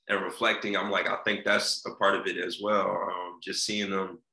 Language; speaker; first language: English; native; English